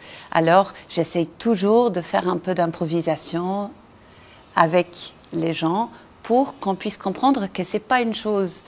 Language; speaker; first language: French; non-native, fluent; English